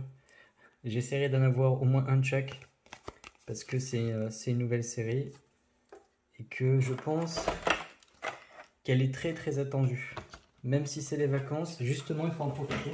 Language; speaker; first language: French; native; French